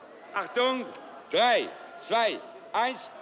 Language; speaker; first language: German; non-native, fluent; Italian